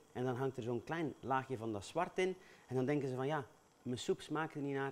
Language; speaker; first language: Dutch; native; Dutch